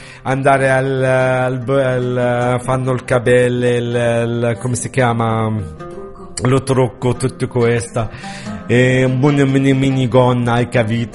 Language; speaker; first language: Italian; non-native, learner; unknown